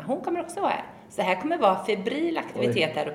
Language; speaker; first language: Swedish; native; Swedish